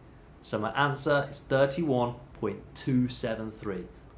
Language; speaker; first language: English; native; English